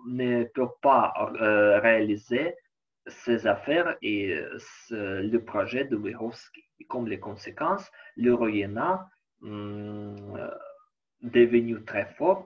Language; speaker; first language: French; non-native, learner; Ukrainian